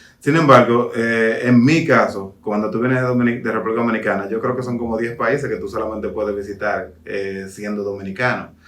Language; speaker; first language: Spanish; native; Spanish